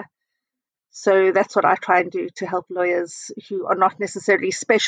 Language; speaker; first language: English; native; English